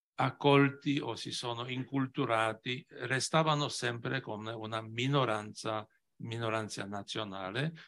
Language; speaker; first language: Italian; non-native, fluent; Polish